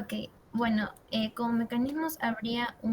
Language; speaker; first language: Spanish; native; Spanish